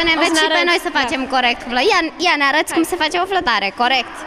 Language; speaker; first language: Romanian; native; Romanian